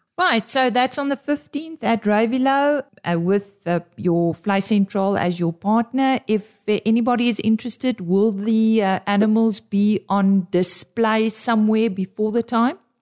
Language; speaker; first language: English; non-native, local second language; Afrikaans